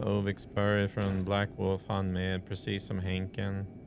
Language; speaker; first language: Swedish; non-native, fluent; English